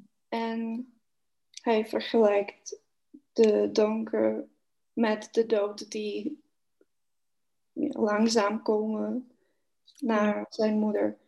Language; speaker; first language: Dutch; non-native, learner; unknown